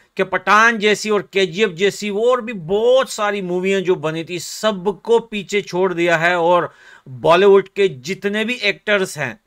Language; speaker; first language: Hindi; native; Hindi